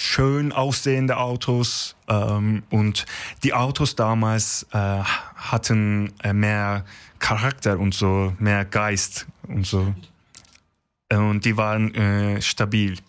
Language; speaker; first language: German; non-native, learner; Turkish